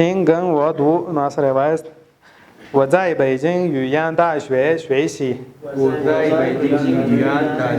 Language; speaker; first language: Chinese; non-native, fluent; Pashto